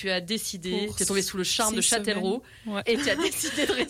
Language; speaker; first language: French; native; French